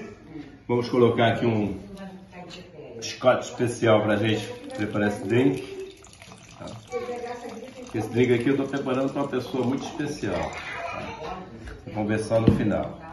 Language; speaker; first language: Portuguese; native; Portuguese